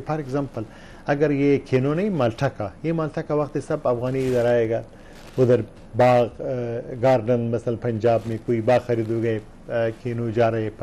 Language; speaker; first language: Hindi; non-native, learner; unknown